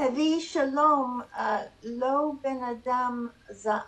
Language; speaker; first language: Hebrew; non-native, learner; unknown